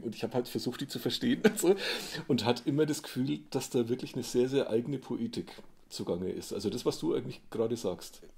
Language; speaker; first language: German; native; German